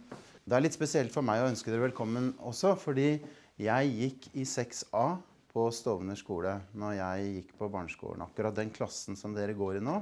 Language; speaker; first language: Norwegian; native; Norwegian